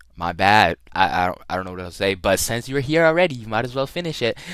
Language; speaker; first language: English; early bilingual, other home language; Thai